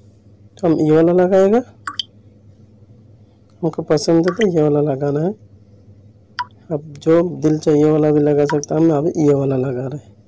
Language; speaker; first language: Hindi; non-native, local second language; Bangla